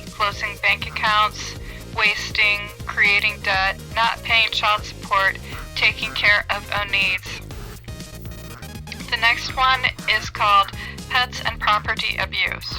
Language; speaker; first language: English; native; English